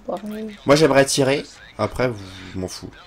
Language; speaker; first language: French; native; French